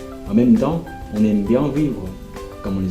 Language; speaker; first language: French; non-native, fluent; Chinese